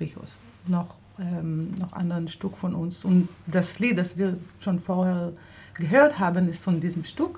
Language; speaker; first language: German; non-native, fluent; Hebrew